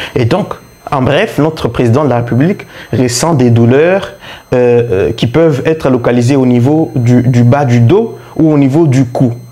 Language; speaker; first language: French; non-native, local second language; Luba-Lulua